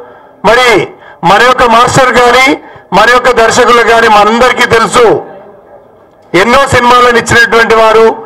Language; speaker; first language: Telugu; native; Telugu